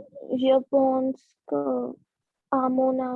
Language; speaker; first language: French; non-native, learner; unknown